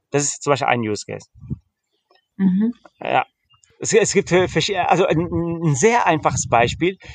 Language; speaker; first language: German; early bilingual, heritage; German